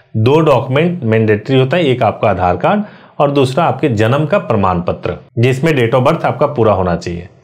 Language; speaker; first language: Hindi; native; Hindi